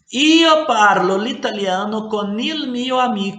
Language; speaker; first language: Italian; non-native, learner; Portuguese